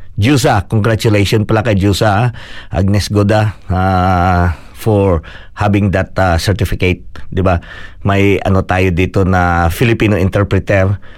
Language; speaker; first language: Filipino; non-native, local second language; Cebuano